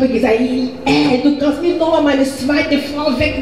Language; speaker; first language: German; non-native, learner; French